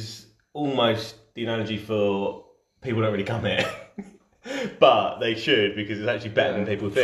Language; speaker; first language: English; native; English